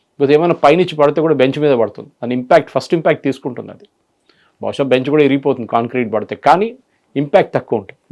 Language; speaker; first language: Telugu; non-native, fluent; Malayalam